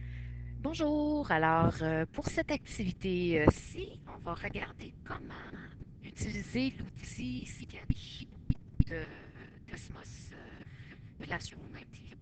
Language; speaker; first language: French; native; French